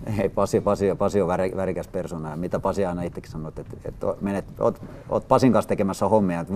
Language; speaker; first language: Finnish; early bilingual, other home language; Swedish